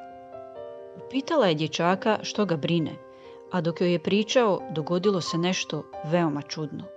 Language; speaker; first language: Croatian; native; Croatian